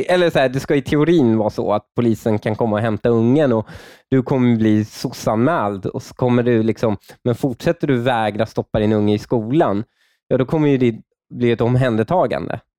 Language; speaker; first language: Swedish; native; Swedish